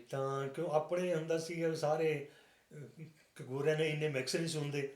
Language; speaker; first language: Punjabi; native; Punjabi